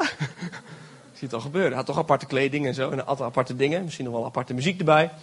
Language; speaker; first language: Dutch; native; Dutch